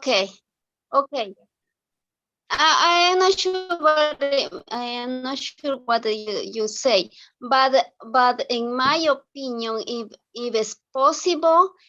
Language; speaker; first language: English; non-native, learner; Spanish